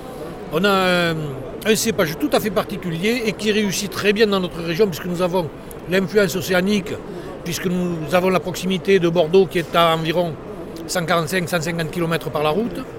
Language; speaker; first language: French; native; French